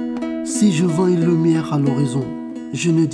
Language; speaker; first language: French; early bilingual, other home language; Kurdish